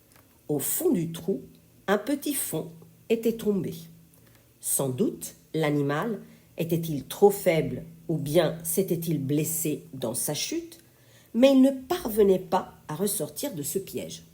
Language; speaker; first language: French; native; French